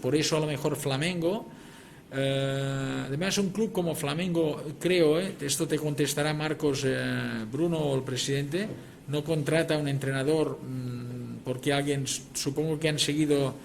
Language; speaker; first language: Spanish; non-native, local second language; Catalan